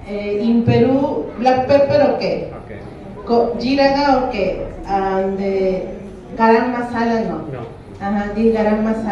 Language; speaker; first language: English; non-native, learner; Spanish